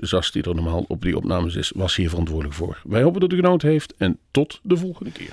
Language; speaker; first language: Dutch; native; Dutch